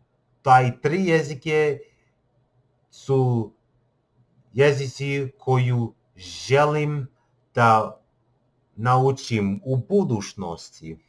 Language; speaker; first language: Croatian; non-native, learner; English